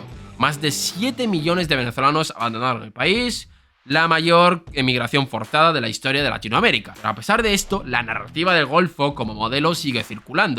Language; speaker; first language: Spanish; native; Spanish